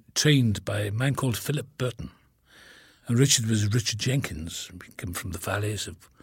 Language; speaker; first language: English; native; English